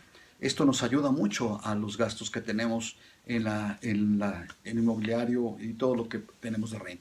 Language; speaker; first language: Spanish; native; Spanish